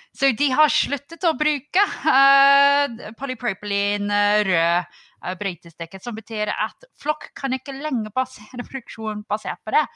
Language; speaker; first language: Norwegian; non-native, fluent; English